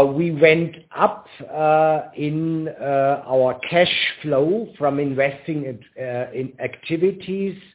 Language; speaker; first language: English; non-native, fluent; German